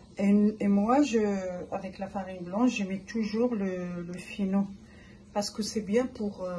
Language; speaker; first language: French; non-native, local second language; Arabic